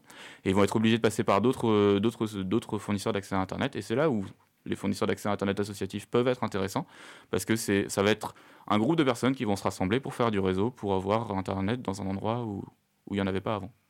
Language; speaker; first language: French; native; French